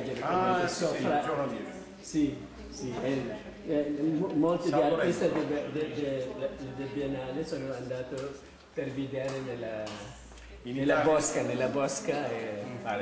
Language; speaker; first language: Italian; non-native, learner; English